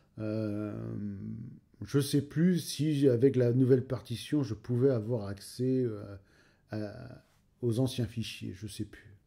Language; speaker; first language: French; native; French